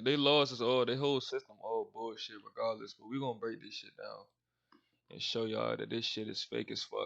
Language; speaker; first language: English; native; English